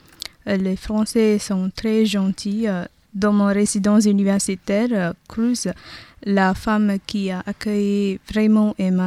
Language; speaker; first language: French; non-native, learner; Tamil